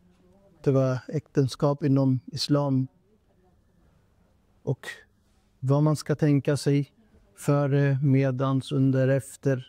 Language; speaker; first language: Swedish; non-native, fluent; Urdu